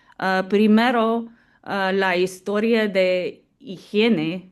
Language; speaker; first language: Spanish; non-native, fluent; English